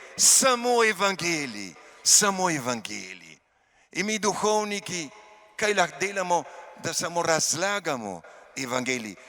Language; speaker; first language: Slovenian; early bilingual, heritage; Slovenian